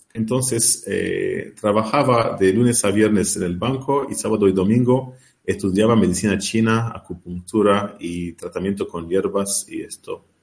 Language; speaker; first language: Spanish; non-native, learner; Arabic